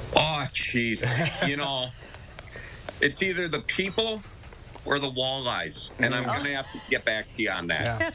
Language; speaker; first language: English; native; English